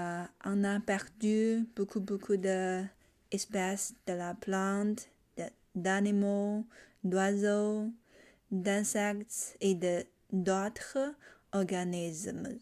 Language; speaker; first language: French; non-native, learner; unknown